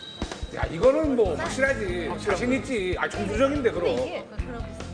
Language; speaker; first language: Korean; native; Korean